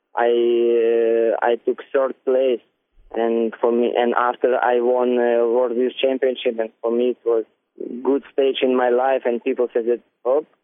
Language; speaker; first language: English; non-native, learner; Ukrainian